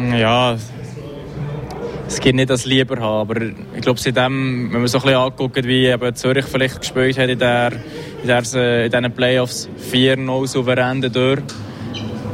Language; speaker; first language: German; native; German